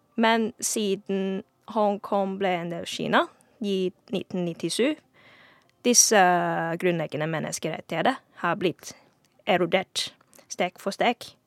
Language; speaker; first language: Norwegian; non-native, fluent; Cantonese